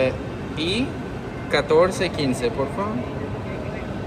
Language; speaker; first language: Spanish; non-native, learner; English